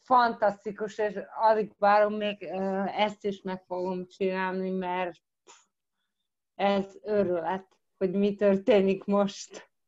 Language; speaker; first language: Hungarian; early bilingual, heritage; Croatian